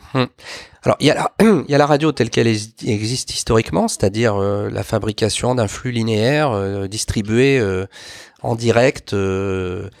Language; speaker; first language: French; native; French